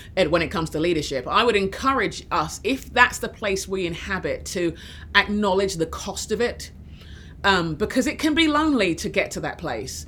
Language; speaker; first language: English; early bilingual, other home language; Yoruba